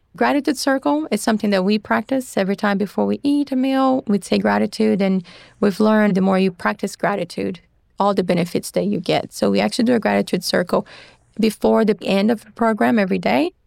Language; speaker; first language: English; non-native, fluent; Portuguese